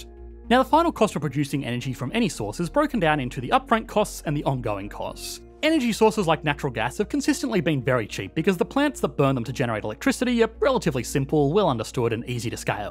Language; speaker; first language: English; native; English